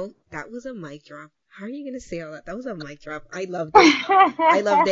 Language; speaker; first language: English; early bilingual, other home language; Spanish